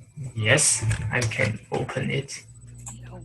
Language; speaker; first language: English; non-native, learner; Chinese